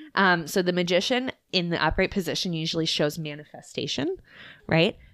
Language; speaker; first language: English; native; English